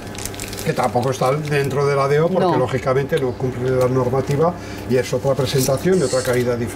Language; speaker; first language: Spanish; native; Spanish